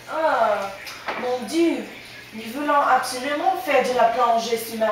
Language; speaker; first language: French; non-native, learner; English